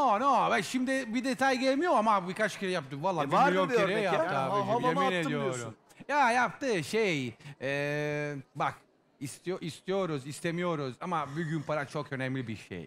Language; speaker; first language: Turkish; non-native, learner; English